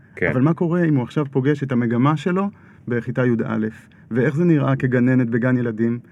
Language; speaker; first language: Hebrew; native; Hebrew